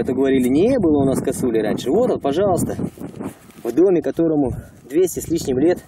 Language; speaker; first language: Russian; native; Russian